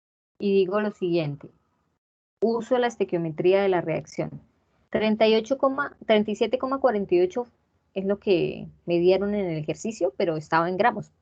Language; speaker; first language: Spanish; native; Spanish